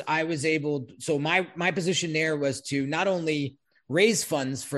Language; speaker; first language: English; native; English